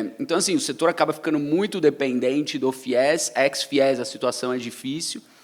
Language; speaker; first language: Portuguese; native; Portuguese